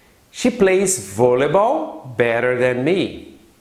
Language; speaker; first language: English; non-native, fluent; Portuguese